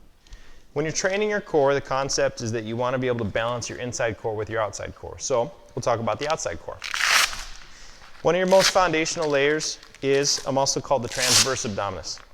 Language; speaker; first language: English; native; English